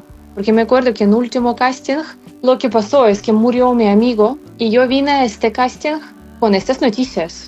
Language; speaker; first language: Spanish; non-native, fluent; Ukrainian